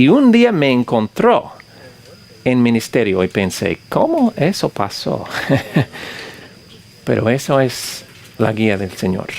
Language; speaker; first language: Spanish; non-native, fluent; English